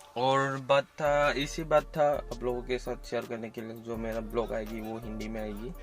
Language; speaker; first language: Hindi; non-native, local second language; Assamese